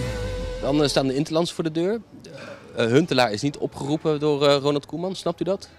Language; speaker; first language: Dutch; native; Dutch